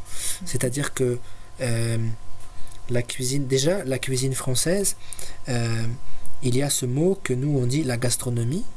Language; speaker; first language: French; native; French